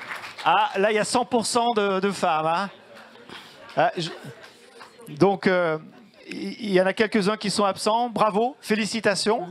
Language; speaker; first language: French; native; French